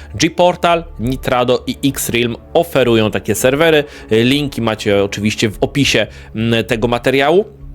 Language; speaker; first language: Polish; native; Polish